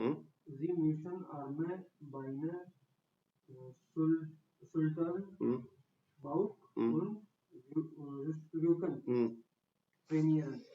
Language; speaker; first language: German; non-native, learner; Hindi